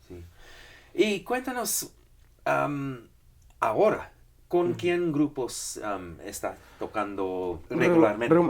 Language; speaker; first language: Spanish; non-native, fluent; English